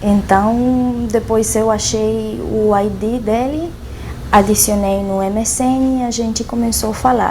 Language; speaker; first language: Portuguese; non-native, fluent; Romanian